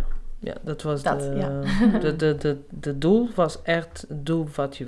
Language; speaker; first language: Dutch; non-native, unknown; Portuguese